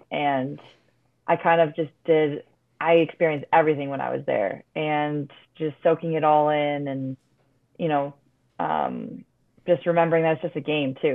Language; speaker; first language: English; native; English